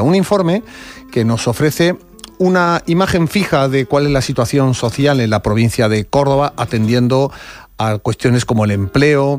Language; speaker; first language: Spanish; native; Spanish